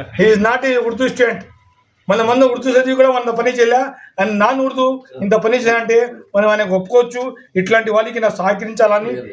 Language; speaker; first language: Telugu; non-native, local second language; Urdu